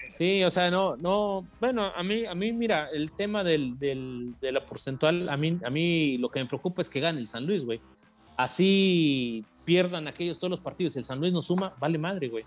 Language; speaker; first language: Spanish; native; Spanish